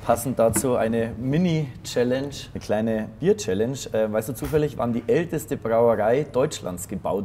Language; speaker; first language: German; native; German